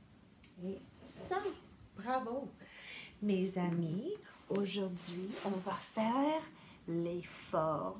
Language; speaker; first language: French; non-native, learner; English